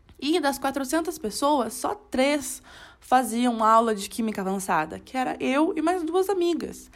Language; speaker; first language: Portuguese; native; Portuguese